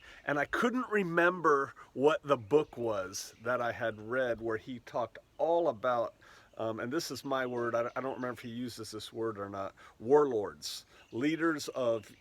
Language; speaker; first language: English; native; English